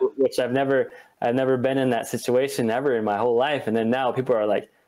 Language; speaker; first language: English; native; English